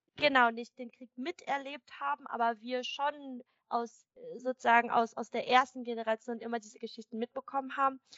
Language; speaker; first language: German; early bilingual, other home language; Vietnamese